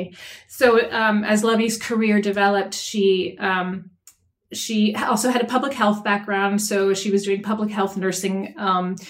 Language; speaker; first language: English; native; English